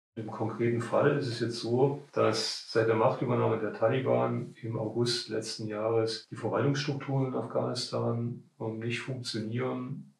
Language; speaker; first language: German; non-native, learner; Persian